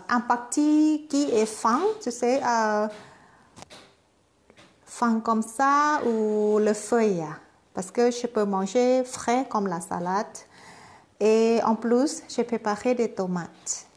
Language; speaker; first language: French; non-native, learner; Thai